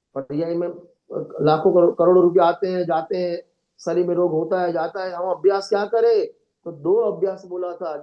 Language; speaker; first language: Hindi; non-native, local second language; Gujarati